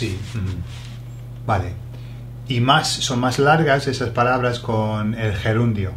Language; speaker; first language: Spanish; non-native, fluent; English